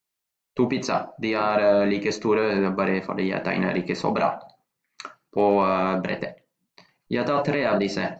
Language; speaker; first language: Norwegian; non-native, fluent; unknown